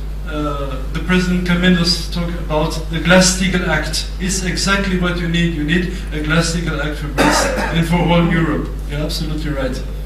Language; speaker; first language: English; non-native, fluent; French